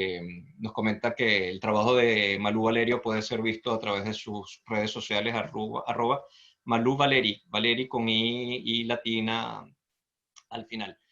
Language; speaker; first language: Spanish; native; Spanish